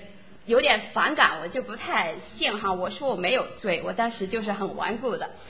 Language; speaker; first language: Chinese; native; Chinese